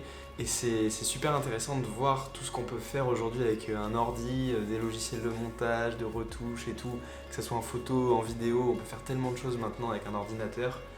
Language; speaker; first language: French; native; French